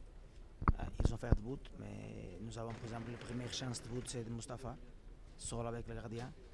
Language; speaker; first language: French; non-native, learner; Portuguese